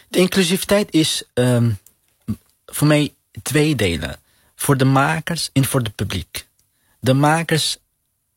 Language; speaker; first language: Dutch; non-native, learner; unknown